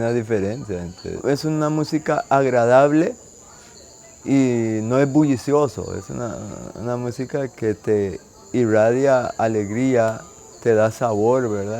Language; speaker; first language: Spanish; non-native, local second language; English